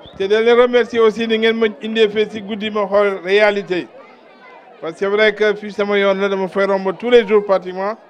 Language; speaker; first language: Wolof; non-native, local second language; Fula